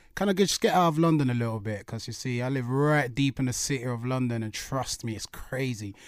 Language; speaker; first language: English; native; English